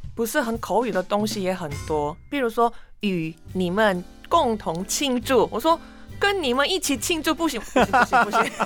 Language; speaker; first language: Chinese; non-native, fluent; Korean